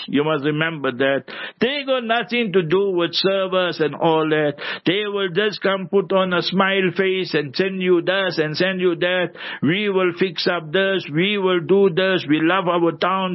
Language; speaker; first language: English; early bilingual, other home language; Urdu